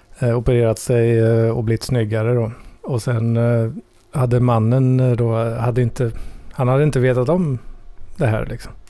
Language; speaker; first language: Swedish; native; Swedish